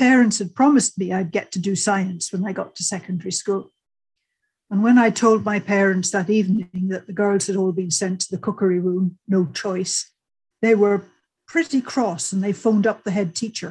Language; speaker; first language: English; native; English